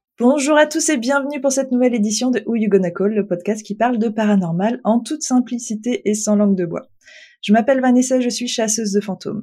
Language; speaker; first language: French; native; French